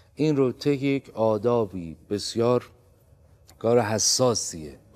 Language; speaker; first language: Persian; native; Persian